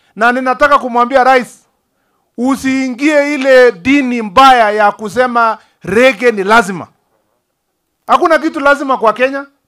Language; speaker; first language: Swahili; non-native, local second language; Kalenjin